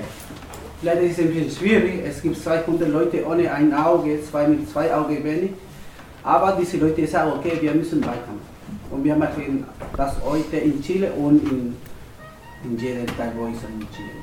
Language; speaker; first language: German; non-native, learner; Spanish